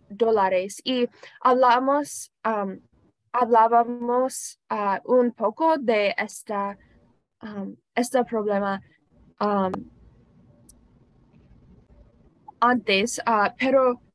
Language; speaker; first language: Spanish; non-native, learner; English